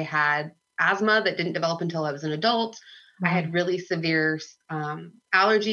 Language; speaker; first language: English; native; English